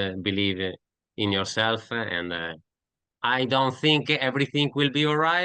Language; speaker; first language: English; non-native, learner; Italian